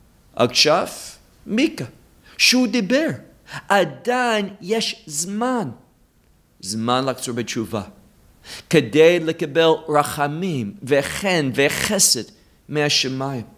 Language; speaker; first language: Hebrew; non-native, fluent; English